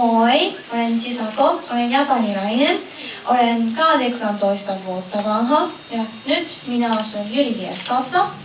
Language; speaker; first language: Finnish; non-native, learner; Japanese